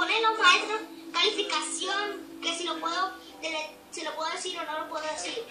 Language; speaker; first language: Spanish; early bilingual, heritage; Spanish